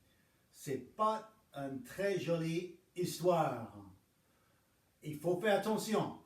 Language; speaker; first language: French; non-native, fluent; English